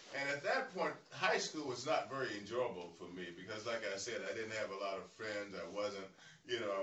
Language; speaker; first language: English; native; English